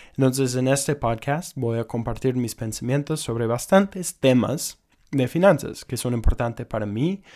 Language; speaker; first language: Spanish; non-native, fluent; English